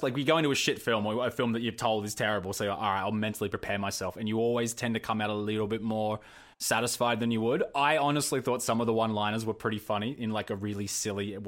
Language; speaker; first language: English; native; English